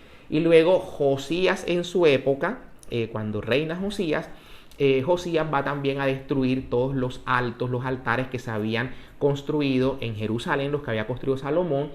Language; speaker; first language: Spanish; native; Spanish